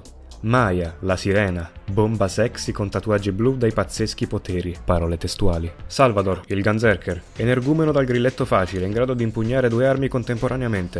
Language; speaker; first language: Italian; native; Italian